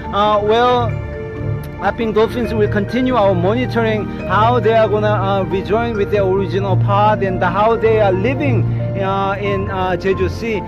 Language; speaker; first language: English; non-native, fluent; Korean